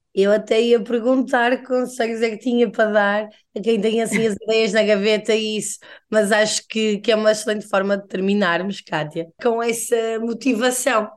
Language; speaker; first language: Portuguese; native; Portuguese